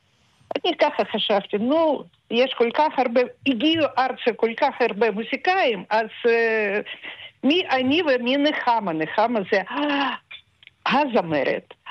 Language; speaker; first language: Hebrew; non-native, fluent; Russian